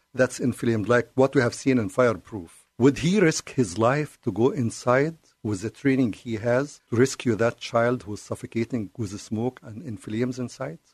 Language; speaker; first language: English; non-native, fluent; Arabic